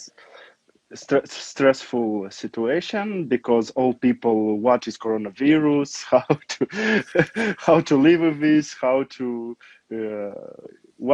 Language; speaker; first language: English; non-native, learner; Romanian